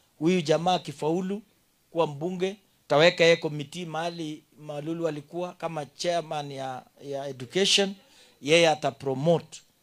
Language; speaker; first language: Swahili; non-native, local second language; Kalenjin